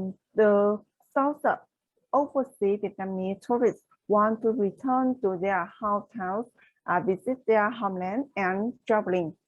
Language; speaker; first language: English; non-native, learner; Vietnamese